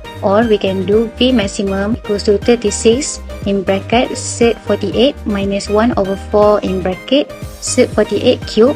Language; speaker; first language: English; non-native, local second language; Malay